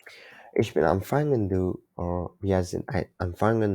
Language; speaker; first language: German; non-native, learner; Turkish